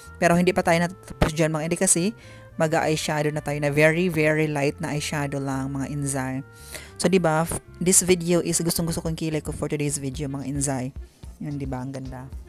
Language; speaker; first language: Filipino; non-native, local second language; Cebuano